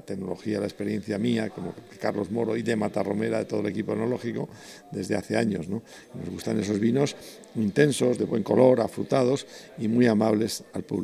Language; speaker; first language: Spanish; native; Spanish